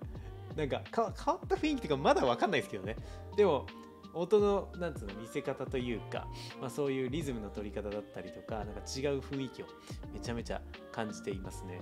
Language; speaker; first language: Japanese; native; Japanese